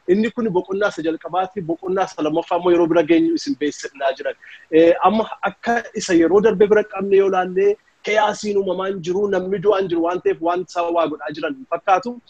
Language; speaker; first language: Oromo; native; Oromo